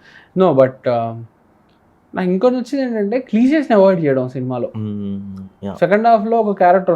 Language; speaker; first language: Telugu; native; Telugu